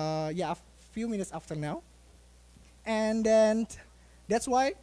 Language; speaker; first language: English; non-native, fluent; Indonesian